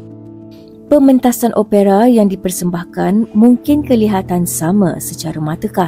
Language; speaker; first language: Malay; native; Malay